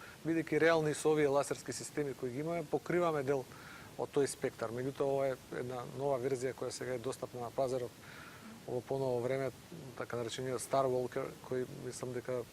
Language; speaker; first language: Macedonian; native; Macedonian